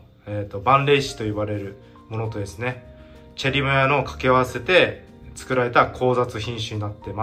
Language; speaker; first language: Japanese; native; Japanese